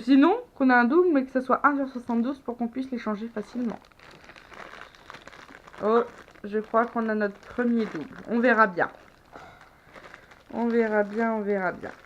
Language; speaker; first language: French; native; French